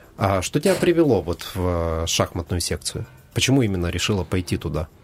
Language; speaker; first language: Russian; native; Russian